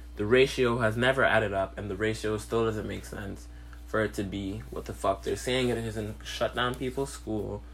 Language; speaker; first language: English; native; English